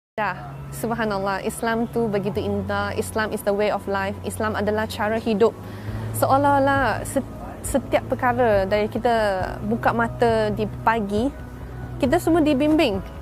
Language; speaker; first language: Malay; non-native, local second language; Chinese